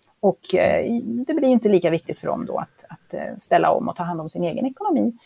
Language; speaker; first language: Swedish; native; Swedish